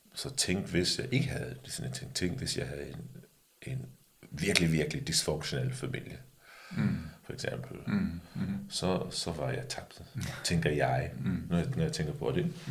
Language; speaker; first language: Danish; early bilingual, other home language; English